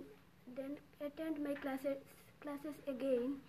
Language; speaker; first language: English; non-native, learner; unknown